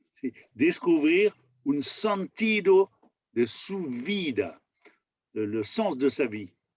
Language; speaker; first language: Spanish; non-native, learner; French